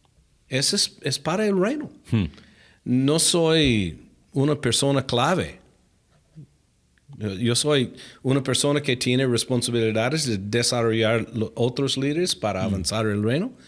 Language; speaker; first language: Spanish; non-native, fluent; English